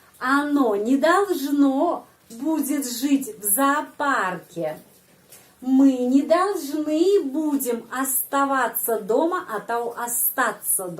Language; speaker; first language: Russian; non-native, fluent; Indonesian